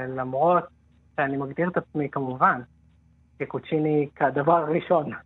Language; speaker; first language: Hebrew; early bilingual, other home language; Hindi